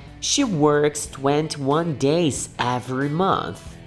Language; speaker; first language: English; non-native, fluent; Portuguese